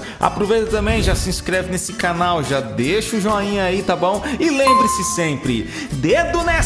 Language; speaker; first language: Portuguese; native; Portuguese